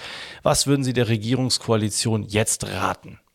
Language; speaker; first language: German; native; German